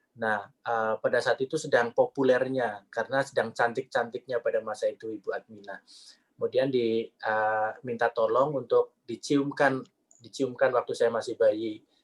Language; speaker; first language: Indonesian; non-native, local second language; Javanese